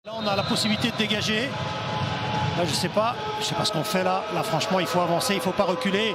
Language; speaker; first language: French; native; French